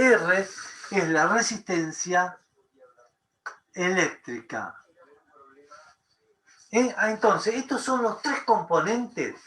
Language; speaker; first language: Spanish; native; Spanish